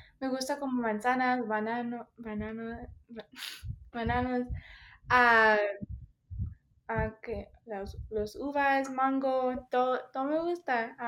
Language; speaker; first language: Spanish; early bilingual, heritage; Spanish